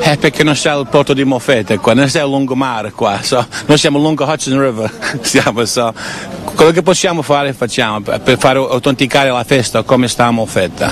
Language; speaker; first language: Italian; early bilingual, heritage; Italian